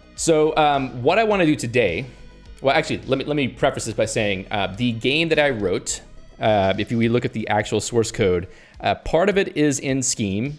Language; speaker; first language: English; native; English